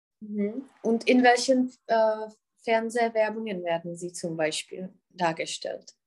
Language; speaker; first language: German; non-native, fluent; Czech